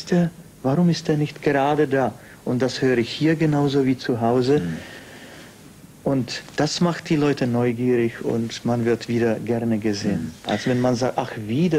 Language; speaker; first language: German; non-native, fluent; Czech